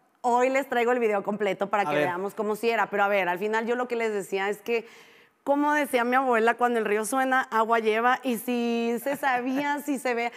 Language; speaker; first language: Spanish; native; Spanish